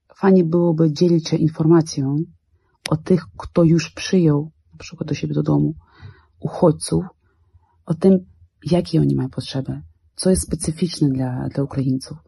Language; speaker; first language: Polish; non-native, fluent; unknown